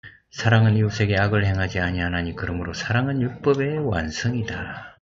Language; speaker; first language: Korean; native; Korean